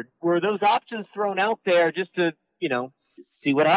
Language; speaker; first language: English; native; English